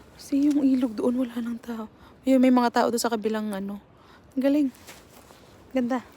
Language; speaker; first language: Filipino; native; Filipino